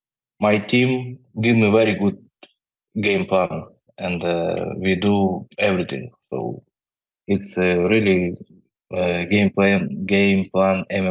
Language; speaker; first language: English; non-native, learner; Ukrainian